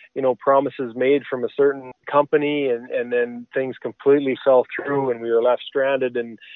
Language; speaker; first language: English; native; English